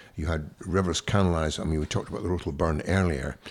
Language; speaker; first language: English; native; English